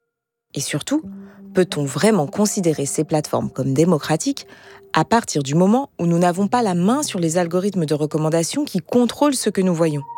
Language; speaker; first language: French; native; French